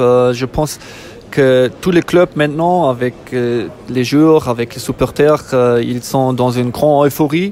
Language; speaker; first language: French; non-native, fluent; German